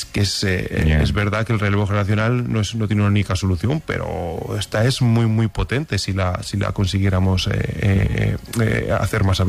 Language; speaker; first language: Spanish; native; Spanish